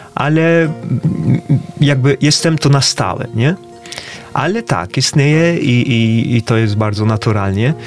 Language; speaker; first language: Polish; non-native, fluent; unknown